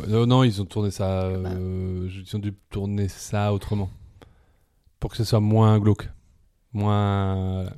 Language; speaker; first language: French; early bilingual, other home language; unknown